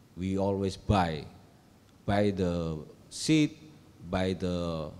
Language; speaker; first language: English; non-native, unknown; Indonesian